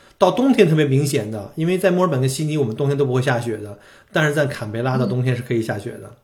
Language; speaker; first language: Chinese; native; Chinese